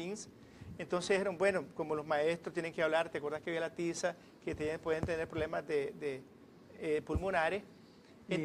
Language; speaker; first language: Spanish; native; Spanish